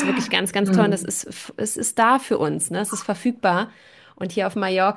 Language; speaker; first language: German; native; German